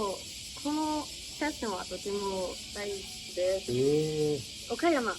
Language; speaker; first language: Japanese; non-native, learner; French